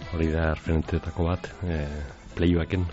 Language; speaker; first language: Basque; native; Basque